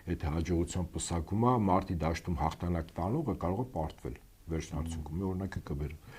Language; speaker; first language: Armenian; native; Armenian